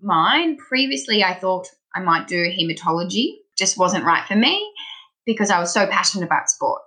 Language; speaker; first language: English; native; English